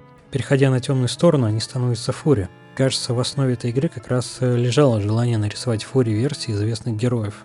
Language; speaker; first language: Russian; native; Russian